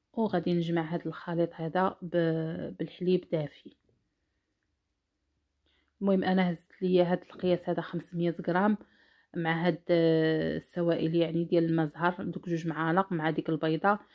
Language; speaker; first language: Arabic; native; Arabic